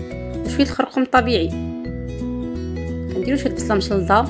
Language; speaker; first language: Arabic; native; Arabic